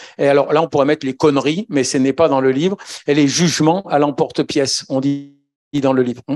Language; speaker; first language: French; native; French